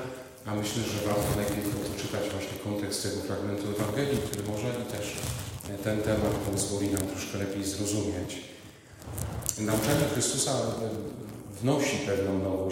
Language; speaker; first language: Polish; native; Polish